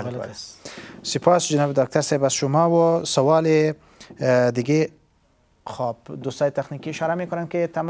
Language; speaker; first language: Persian; native; Persian